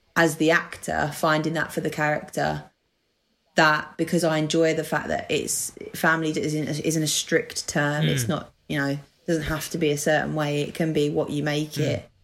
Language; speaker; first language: English; native; English